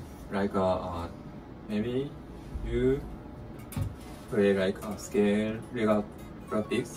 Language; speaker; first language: English; non-native, learner; Japanese